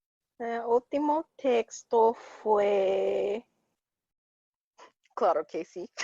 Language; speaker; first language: Spanish; non-native, learner; English